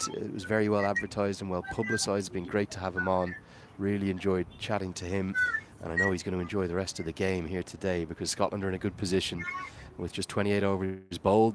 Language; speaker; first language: English; native; English